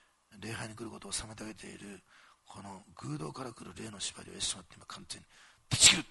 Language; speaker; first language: Japanese; native; Japanese